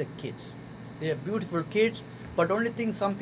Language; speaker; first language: English; non-native, local second language; Tamil